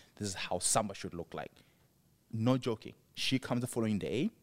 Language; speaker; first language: English; non-native, local second language; Tswana